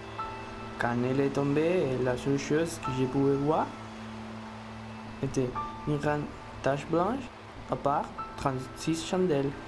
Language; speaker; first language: French; non-native, fluent; Spanish